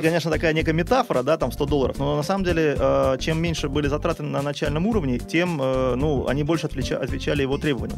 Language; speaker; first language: Russian; native; Russian